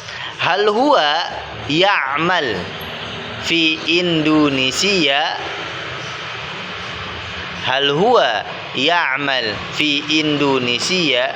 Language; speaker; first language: Arabic; non-native, fluent; Indonesian